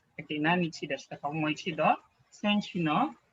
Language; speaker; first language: Japanese; non-native, fluent; Filipino